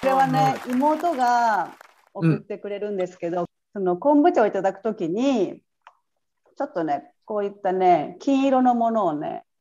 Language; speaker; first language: Japanese; native; Japanese